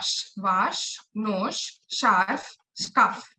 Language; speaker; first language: Russian; non-native, learner; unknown